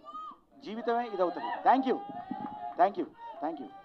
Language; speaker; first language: Telugu; native; Telugu